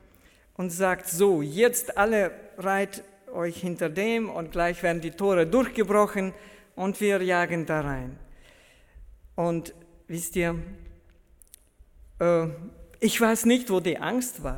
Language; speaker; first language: German; early bilingual, heritage; German